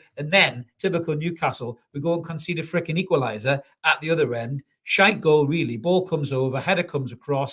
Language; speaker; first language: English; native; English